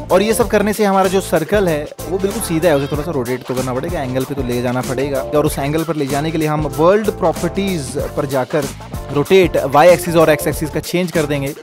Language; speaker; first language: Hindi; native; Hindi